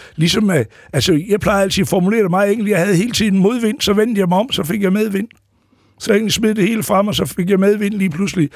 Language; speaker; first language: Danish; native; Danish